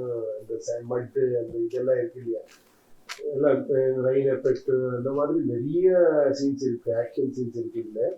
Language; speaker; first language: Tamil; non-native, learner; Kannada